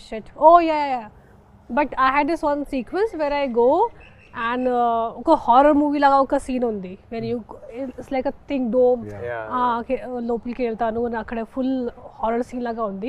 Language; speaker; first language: Telugu; non-native, local second language; Hindi